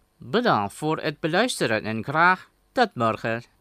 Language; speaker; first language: Dutch; non-native, fluent; Indonesian